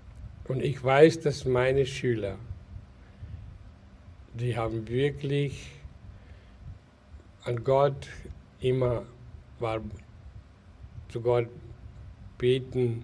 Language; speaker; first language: German; non-native, learner; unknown